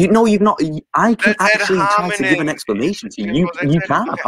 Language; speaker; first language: English; native; English